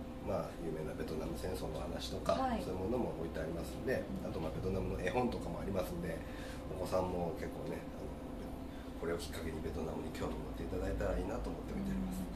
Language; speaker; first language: Japanese; native; Japanese